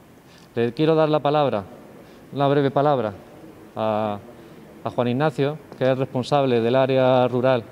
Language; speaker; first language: Spanish; native; Spanish